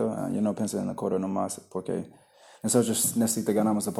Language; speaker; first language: Spanish; non-native, learner; English